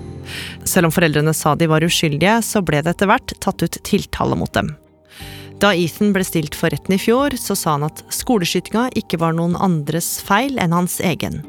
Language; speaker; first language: Norwegian; native; Norwegian